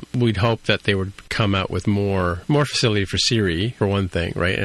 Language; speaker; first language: English; native; English